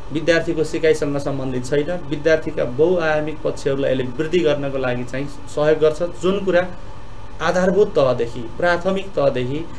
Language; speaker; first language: Nepali; native; Nepali